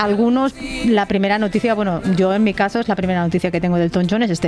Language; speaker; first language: Spanish; native; Spanish